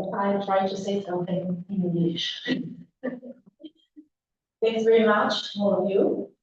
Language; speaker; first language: English; non-native, learner; Spanish